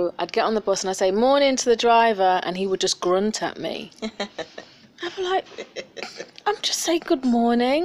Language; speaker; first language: English; native; English